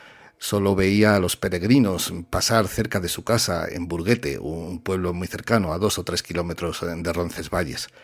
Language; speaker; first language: Spanish; native; Spanish